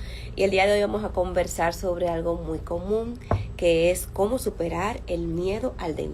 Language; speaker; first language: Spanish; native; Spanish